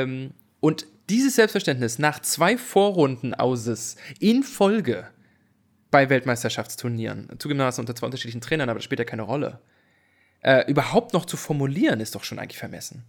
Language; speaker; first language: German; native; German